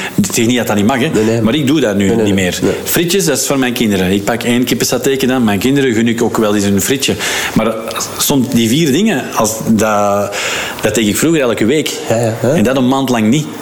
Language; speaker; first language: Dutch; native; Dutch